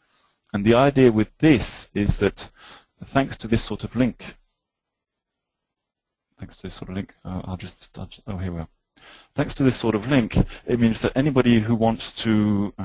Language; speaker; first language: English; native; English